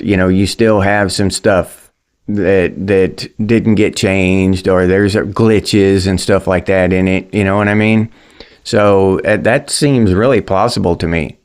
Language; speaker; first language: English; native; English